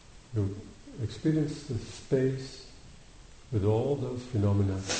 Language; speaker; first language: English; non-native, fluent; Dutch